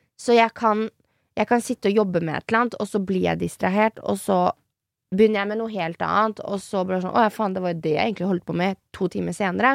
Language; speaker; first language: Norwegian; early bilingual, other home language; French